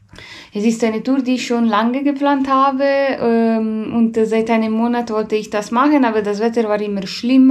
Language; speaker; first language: German; non-native, fluent; Italian